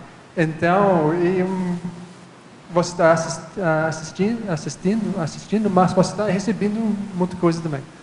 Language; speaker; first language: Portuguese; non-native, fluent; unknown